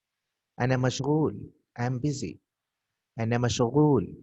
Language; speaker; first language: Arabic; non-native, fluent; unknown